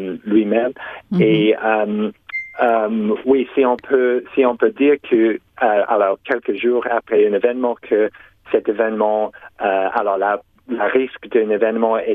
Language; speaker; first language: French; non-native, local second language; English